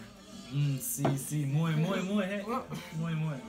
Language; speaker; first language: Spanish; non-native, learner; English